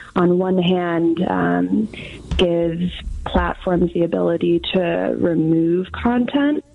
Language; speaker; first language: English; native; English